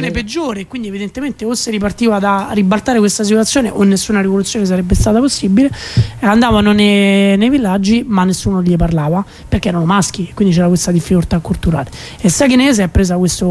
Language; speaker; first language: Italian; native; Italian